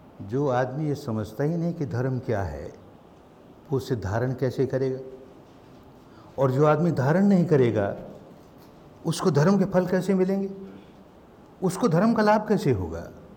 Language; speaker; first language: Hindi; early bilingual, heritage; Hindi